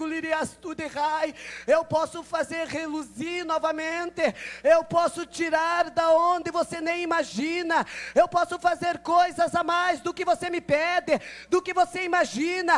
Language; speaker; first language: Portuguese; native; Portuguese